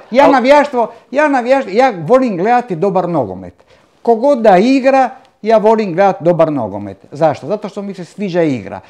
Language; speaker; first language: Croatian; non-native, local second language; Italian